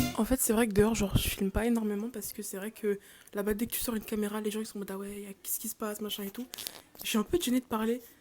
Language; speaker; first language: French; native; French